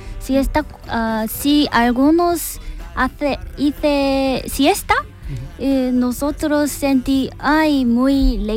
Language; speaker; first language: Spanish; non-native, learner; Korean